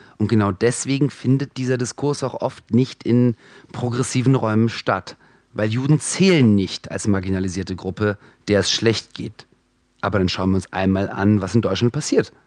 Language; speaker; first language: German; early bilingual, other home language; Russian